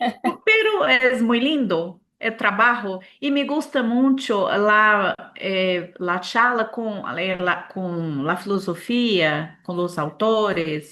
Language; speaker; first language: Spanish; non-native, learner; Portuguese